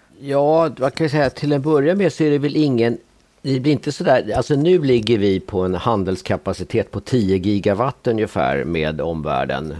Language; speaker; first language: Swedish; native; Swedish